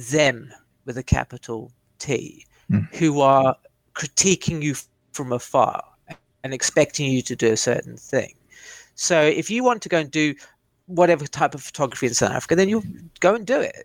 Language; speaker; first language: English; native; English